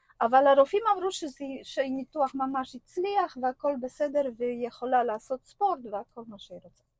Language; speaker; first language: Hebrew; non-native, fluent; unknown